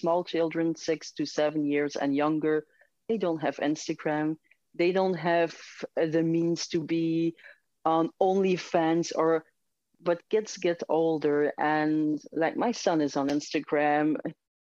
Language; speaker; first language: English; non-native, fluent; Dutch